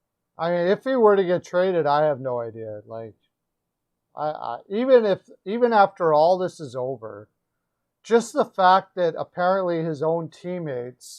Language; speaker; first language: English; native; English